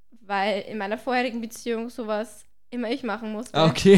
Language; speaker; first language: German; native; German